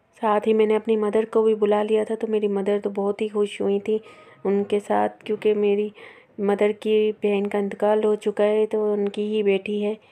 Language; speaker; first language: Urdu; native; Urdu